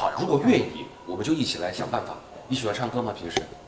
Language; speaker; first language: Chinese; native; Chinese